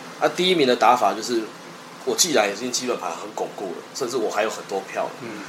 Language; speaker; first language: Chinese; native; Chinese